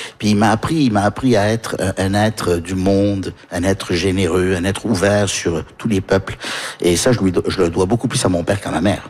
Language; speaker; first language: French; early bilingual, heritage; French